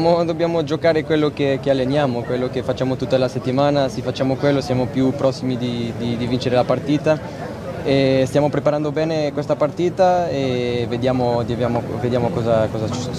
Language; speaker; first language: Italian; non-native, fluent; Portuguese